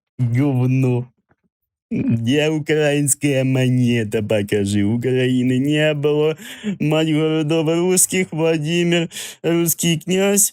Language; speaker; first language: Russian; non-native, local second language; Ukrainian